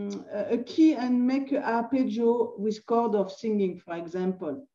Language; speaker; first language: English; non-native, learner; French